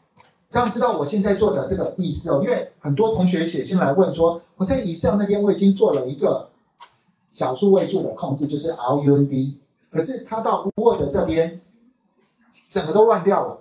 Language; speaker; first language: Chinese; native; Chinese